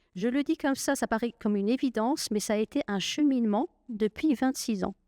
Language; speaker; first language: French; non-native, local second language; Arabic